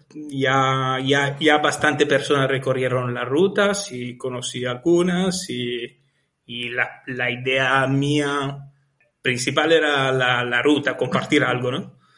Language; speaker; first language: Spanish; non-native, fluent; Italian